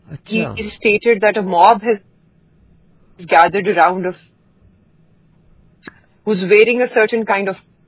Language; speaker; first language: English; non-native, local second language; Urdu